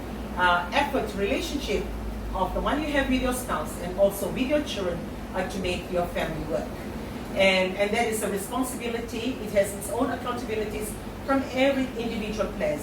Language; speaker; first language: English; non-native, local second language; Filipino